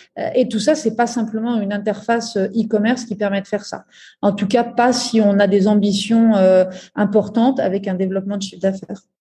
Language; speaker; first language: French; native; French